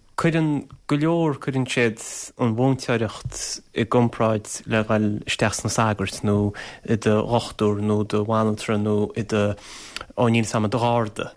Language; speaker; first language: Irish; native; Irish